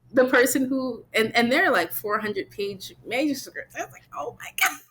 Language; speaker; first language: English; native; English